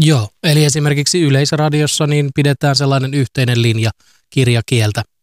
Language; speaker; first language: Finnish; native; Finnish